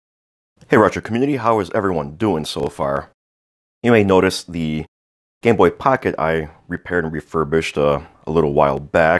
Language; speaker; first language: English; native; English